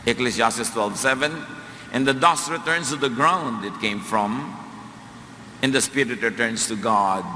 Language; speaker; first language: English; non-native, local second language; Filipino